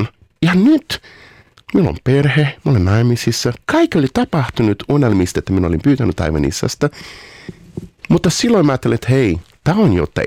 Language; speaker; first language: Finnish; non-native, fluent; Portuguese